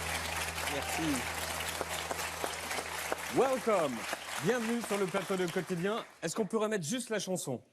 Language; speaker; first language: French; native; French